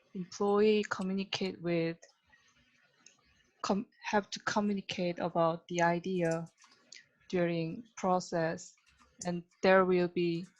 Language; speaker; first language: English; non-native, learner; Korean